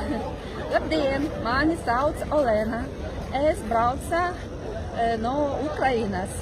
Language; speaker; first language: Latvian; non-native, learner; Ukrainian